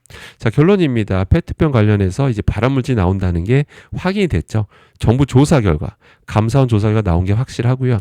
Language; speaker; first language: Korean; native; Korean